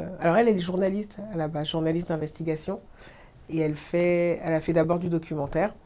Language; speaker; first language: French; early bilingual, other home language; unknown